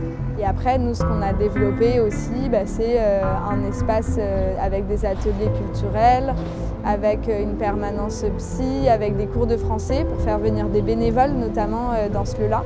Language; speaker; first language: French; native; French